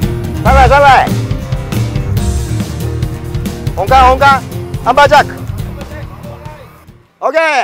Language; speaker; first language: Chinese; non-native, learner; Japanese